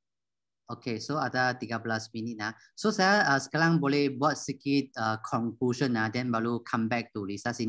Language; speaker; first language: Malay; non-native, local second language; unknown